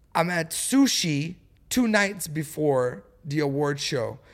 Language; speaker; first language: English; early bilingual, other home language; French